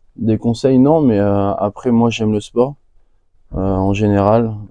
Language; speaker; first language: French; native; French